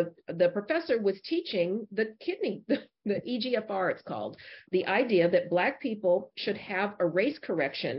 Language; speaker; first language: English; native; English